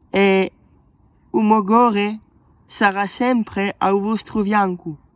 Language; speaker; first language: Italian; non-native, learner; French